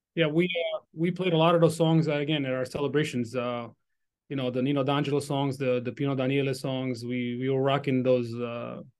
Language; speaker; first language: English; early bilingual, other home language; Italian